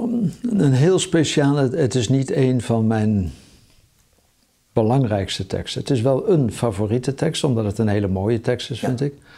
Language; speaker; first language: Dutch; native; Dutch